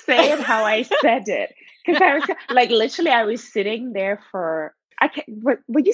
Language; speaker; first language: English; non-native, local second language; Shona